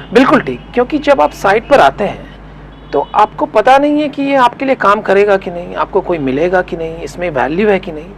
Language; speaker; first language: Hindi; native; Hindi